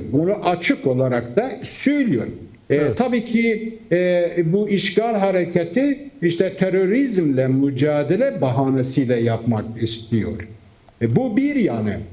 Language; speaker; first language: Turkish; non-native, local second language; Kurdish